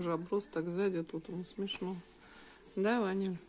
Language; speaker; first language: Russian; native; Russian